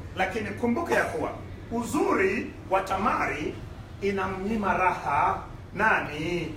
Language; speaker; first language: Swahili; non-native, local second language; Luo (Kenya and Tanzania)